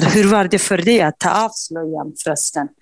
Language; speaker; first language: Swedish; non-native, fluent; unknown